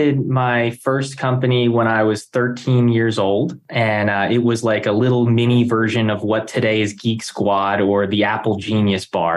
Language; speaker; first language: English; native; English